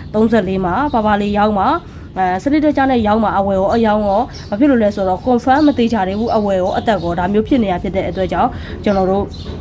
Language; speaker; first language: Burmese; native; Burmese